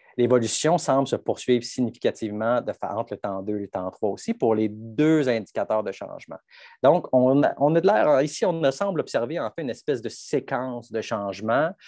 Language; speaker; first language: French; native; French